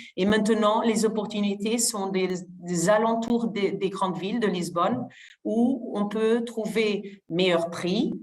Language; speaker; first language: French; non-native, fluent; Portuguese